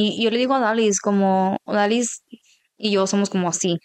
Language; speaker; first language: Spanish; early bilingual, heritage; Spanish